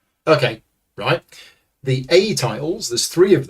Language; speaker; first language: English; native; English